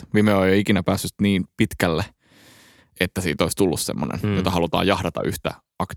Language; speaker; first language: Finnish; native; Finnish